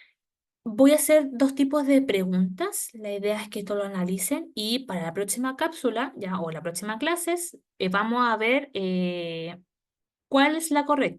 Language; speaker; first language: Spanish; native; Spanish